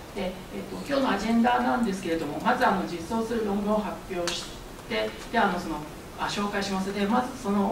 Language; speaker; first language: Japanese; early bilingual, other home language; Chinese